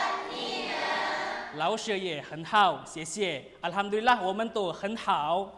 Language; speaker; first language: Chinese; non-native, fluent; Indonesian